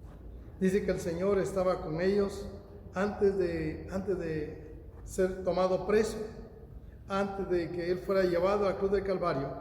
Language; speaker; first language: Spanish; native; Spanish